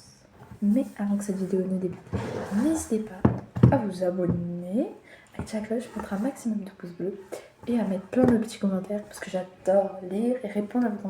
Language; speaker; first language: French; native; French